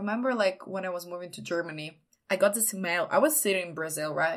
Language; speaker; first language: English; non-native, fluent; Ukrainian